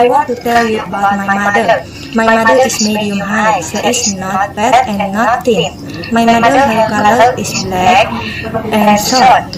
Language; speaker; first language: English; non-native, learner; Indonesian